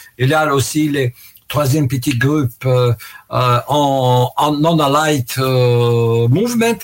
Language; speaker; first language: French; non-native, fluent; Russian